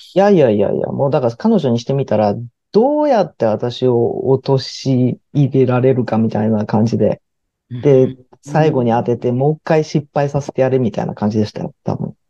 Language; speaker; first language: Japanese; early bilingual, heritage; Japanese